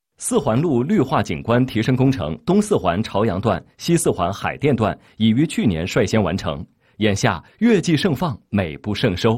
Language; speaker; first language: Chinese; native; Chinese